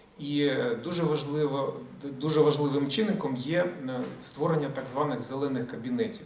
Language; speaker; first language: Ukrainian; early bilingual, other home language; Russian